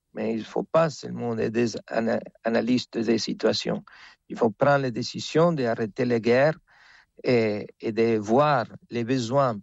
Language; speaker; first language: French; non-native, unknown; Spanish